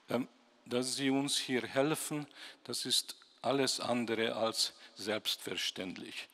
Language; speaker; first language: German; non-native, fluent; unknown